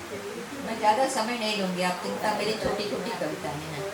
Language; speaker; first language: Hindi; non-native, local second language; Gujarati